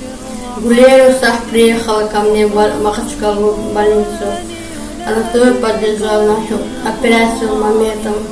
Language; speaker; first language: Russian; non-native, local second language; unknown